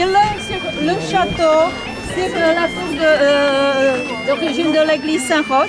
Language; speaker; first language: French; non-native, fluent; Czech